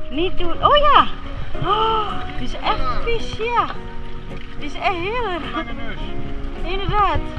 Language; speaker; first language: Dutch; non-native, learner; Indonesian